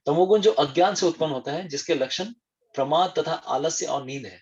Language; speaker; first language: Hindi; non-native, local second language; Bangla